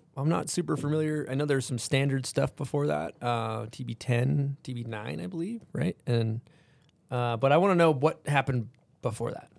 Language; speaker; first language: English; native; English